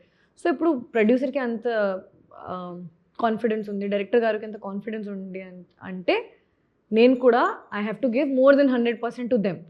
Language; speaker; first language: Telugu; non-native, local second language; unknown